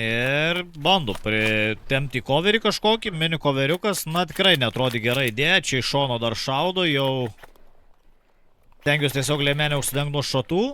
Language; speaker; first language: Lithuanian; native; Lithuanian